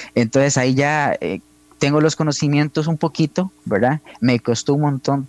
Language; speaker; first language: Spanish; native; Spanish